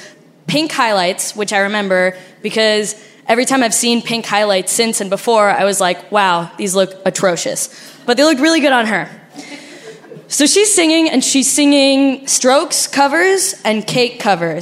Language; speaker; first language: English; non-native, fluent; Spanish